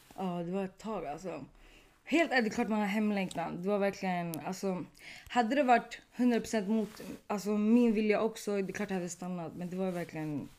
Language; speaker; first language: Swedish; early bilingual, other home language; Arabic